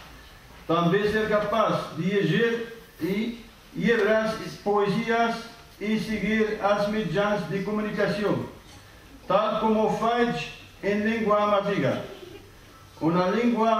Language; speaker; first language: Catalan; non-native, fluent; Berber languages